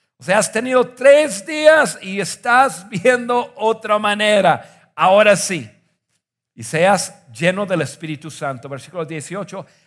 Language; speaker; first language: Spanish; non-native, fluent; English